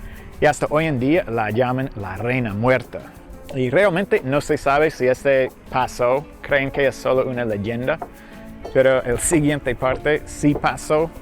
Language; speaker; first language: Spanish; non-native, fluent; English